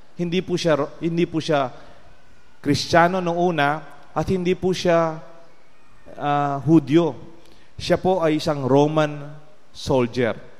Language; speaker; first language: Filipino; non-native, local second language; Pampanga